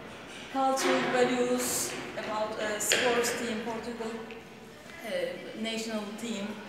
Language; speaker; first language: English; non-native, fluent; Turkish